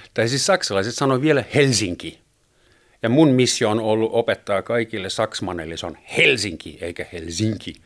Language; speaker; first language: Finnish; non-native, fluent; German